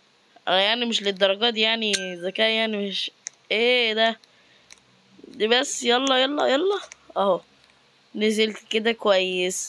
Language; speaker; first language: Arabic; native; Arabic